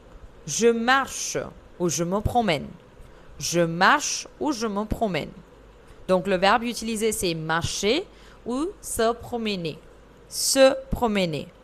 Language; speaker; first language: French; non-native, fluent; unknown